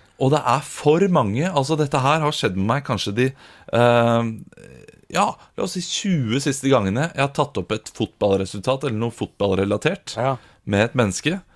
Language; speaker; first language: Norwegian; native; Norwegian